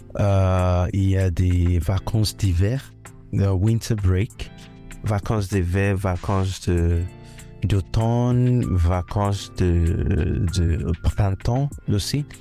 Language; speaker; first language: French; non-native, fluent; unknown